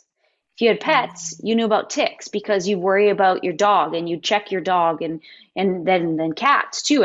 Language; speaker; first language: English; native; English